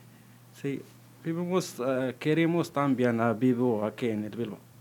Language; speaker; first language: Spanish; non-native, learner; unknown